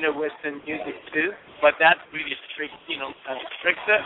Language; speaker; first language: English; non-native, fluent; Japanese